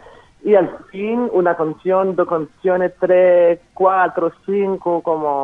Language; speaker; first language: Spanish; non-native, fluent; French